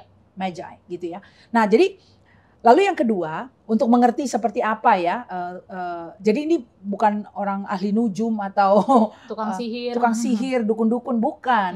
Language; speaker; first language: Indonesian; native; Indonesian